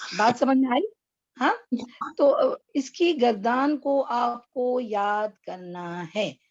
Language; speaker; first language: Urdu; native; Urdu